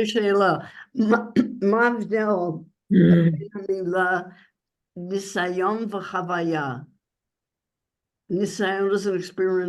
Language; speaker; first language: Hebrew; non-native, learner; English